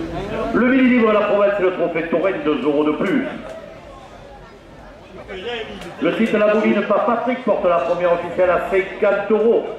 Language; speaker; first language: French; native; French